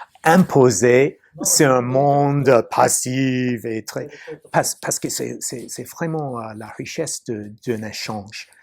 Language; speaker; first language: French; non-native, fluent; English